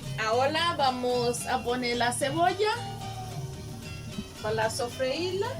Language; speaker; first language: Spanish; non-native, local second language; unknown